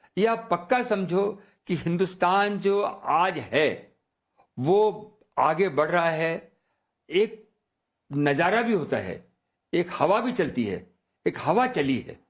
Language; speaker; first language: Hindi; native; Hindi